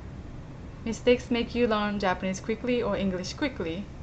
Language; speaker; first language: English; non-native, fluent; Japanese